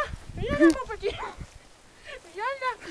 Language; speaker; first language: French; native; French